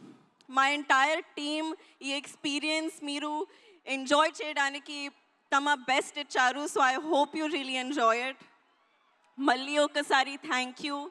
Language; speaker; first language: Telugu; non-native, learner; Hindi